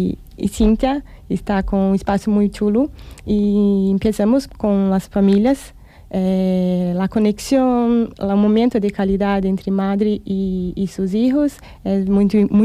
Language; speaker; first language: Spanish; non-native, fluent; Portuguese